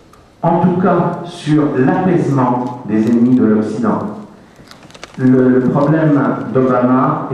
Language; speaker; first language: French; native; French